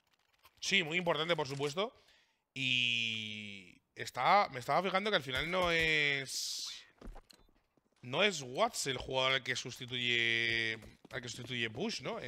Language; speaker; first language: Spanish; native; Spanish